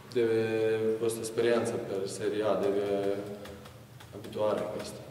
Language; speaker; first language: Italian; non-native, learner; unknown